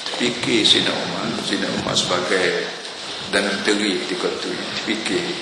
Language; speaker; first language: Malay; native; Malay